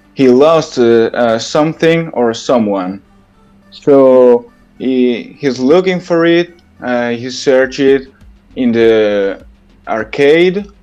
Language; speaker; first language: English; non-native, learner; Italian